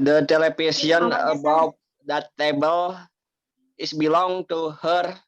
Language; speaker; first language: English; non-native, learner; Indonesian